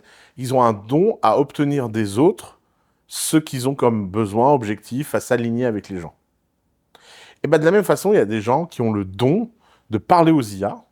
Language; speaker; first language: French; native; French